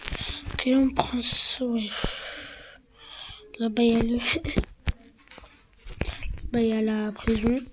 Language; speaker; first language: French; native; French